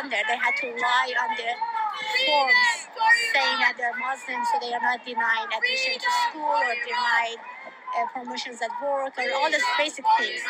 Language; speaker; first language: English; non-native, fluent; Persian